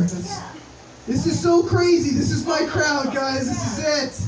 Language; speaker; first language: English; native; English